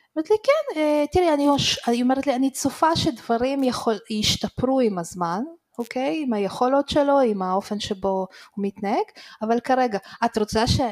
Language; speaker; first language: Hebrew; early bilingual, other home language; Russian